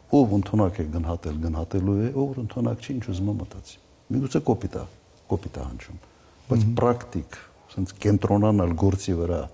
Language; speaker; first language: Armenian; native; Armenian